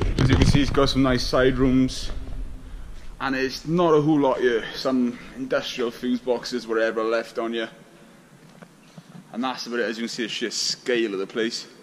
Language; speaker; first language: English; native; English